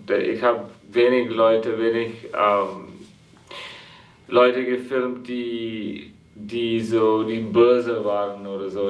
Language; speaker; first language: German; non-native, fluent; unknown